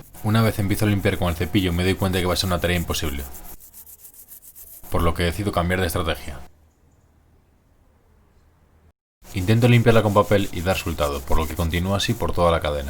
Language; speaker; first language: Spanish; native; Spanish